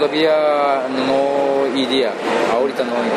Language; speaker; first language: Spanish; non-native, learner; Japanese